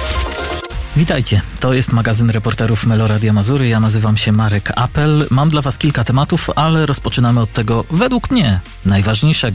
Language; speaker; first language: Polish; native; Polish